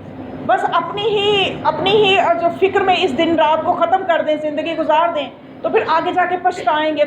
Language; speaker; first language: Urdu; native; Urdu